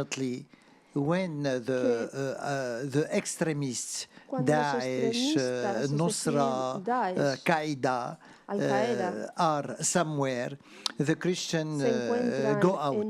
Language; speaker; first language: English; non-native, fluent; Arabic